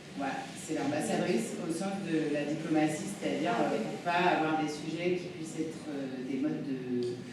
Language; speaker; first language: French; native; French